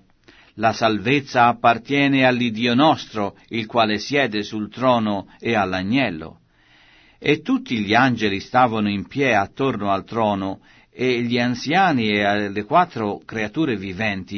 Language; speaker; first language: Italian; native; Italian